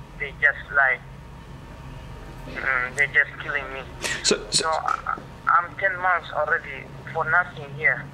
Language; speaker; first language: English; non-native, learner; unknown